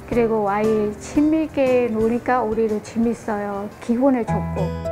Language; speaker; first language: Korean; non-native, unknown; Khmer